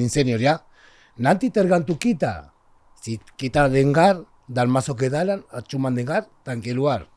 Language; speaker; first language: Indonesian; non-native, learner; Spanish